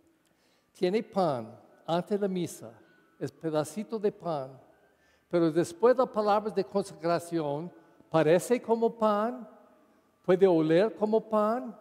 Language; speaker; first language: Spanish; non-native, fluent; English